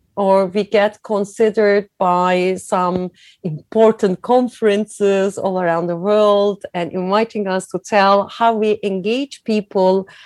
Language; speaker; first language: English; non-native, fluent; Turkish